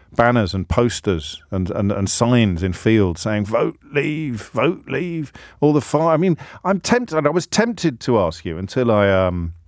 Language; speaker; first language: English; native; English